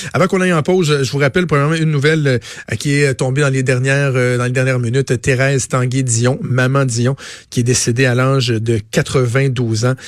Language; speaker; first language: French; native; French